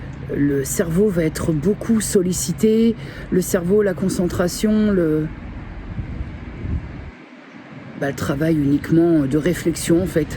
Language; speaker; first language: French; native; French